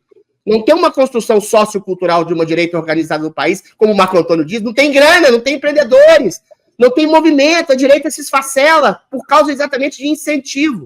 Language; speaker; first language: Portuguese; native; Portuguese